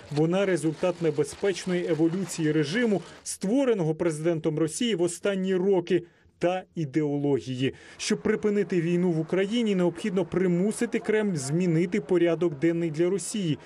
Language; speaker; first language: Ukrainian; native; Ukrainian